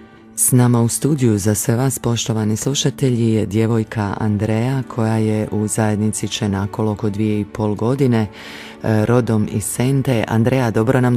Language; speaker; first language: Croatian; native; Croatian